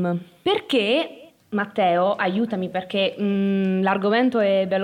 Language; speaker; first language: Italian; native; Italian